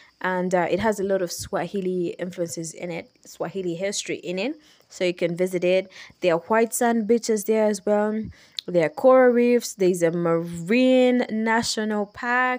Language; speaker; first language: English; non-native, local second language; Ganda